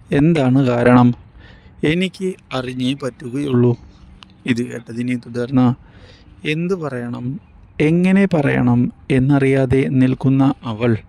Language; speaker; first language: Malayalam; native; Malayalam